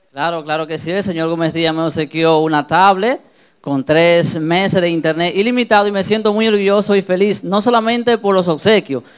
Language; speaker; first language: Spanish; native; Spanish